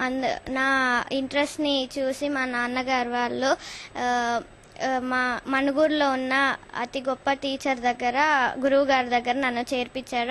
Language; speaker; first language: Telugu; native; Telugu